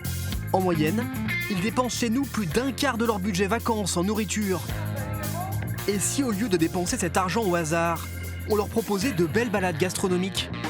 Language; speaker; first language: French; native; French